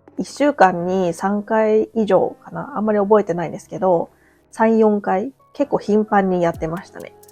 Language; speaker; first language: Japanese; native; Japanese